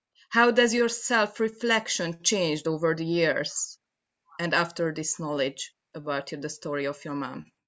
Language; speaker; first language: English; non-native, fluent; Hungarian